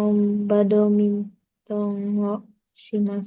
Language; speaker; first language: Japanese; non-native, learner; Indonesian